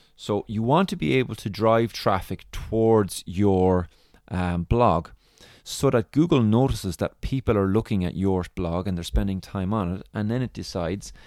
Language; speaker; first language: English; native; English